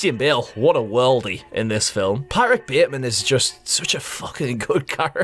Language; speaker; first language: English; native; English